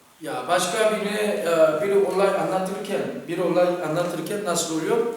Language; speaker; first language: Turkish; non-native, fluent; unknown